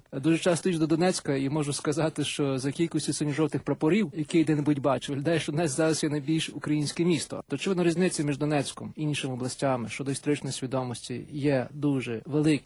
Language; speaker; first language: Ukrainian; native; Ukrainian